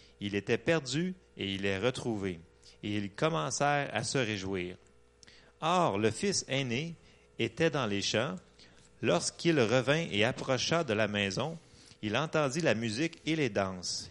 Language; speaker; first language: French; non-native, learner; English